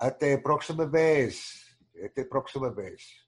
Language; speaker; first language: Portuguese; non-native, learner; English